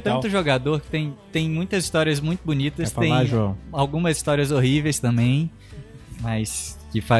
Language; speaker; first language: Portuguese; native; Portuguese